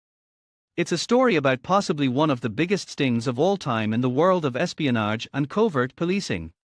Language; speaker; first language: English; native; English